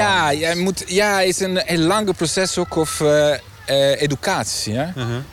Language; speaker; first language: Dutch; non-native, learner; Italian